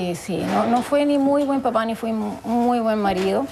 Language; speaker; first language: Spanish; native; Spanish